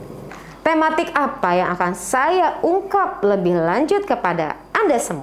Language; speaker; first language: Indonesian; native; Indonesian